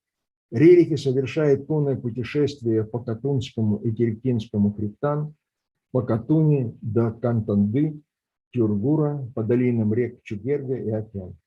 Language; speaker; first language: Russian; native; Russian